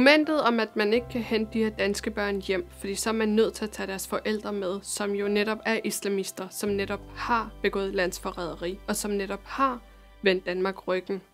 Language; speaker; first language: Danish; early bilingual, other home language; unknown